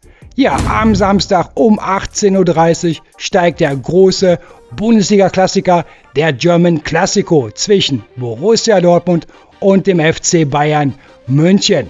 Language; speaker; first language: German; native; German